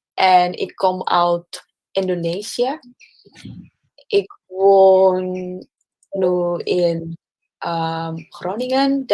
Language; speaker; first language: Dutch; non-native, learner; Indonesian